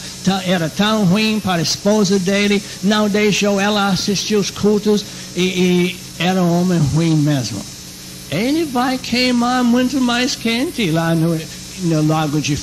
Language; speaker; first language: Portuguese; non-native, fluent; English